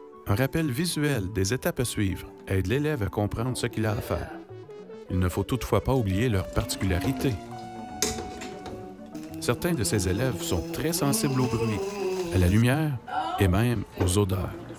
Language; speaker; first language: French; native; French